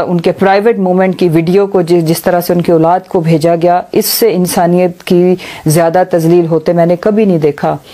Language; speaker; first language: Urdu; non-native, local second language; Punjabi